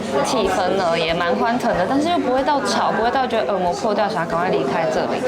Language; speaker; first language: Chinese; native; Chinese